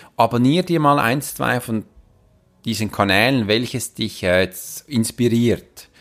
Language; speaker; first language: German; native; German